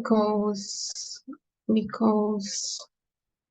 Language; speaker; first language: English; non-native, learner; Spanish